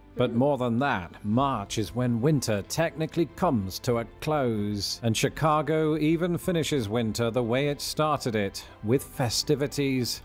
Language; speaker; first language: English; native; English